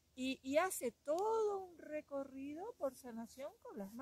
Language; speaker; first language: Spanish; native; Spanish